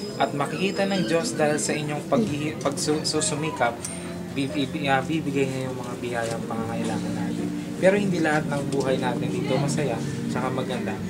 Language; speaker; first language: Filipino; non-native, local second language; Hiligaynon